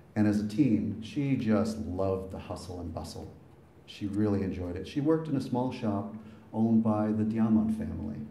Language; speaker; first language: English; native; English